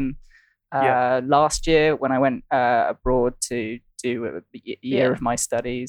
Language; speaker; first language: English; native; English